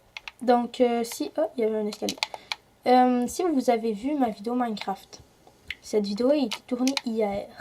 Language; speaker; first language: French; native; French